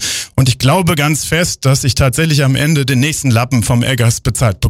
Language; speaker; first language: German; native; German